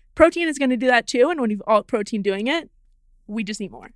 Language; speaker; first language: English; native; English